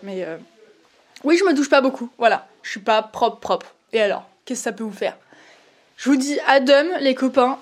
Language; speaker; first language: French; native; French